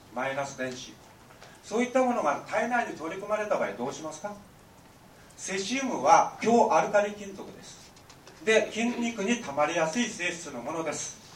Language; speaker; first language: Japanese; native; Japanese